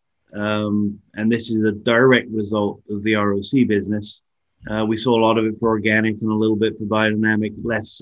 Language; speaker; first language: English; non-native, fluent; Spanish